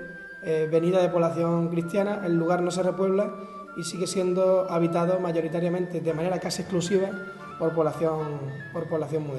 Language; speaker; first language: Spanish; native; Spanish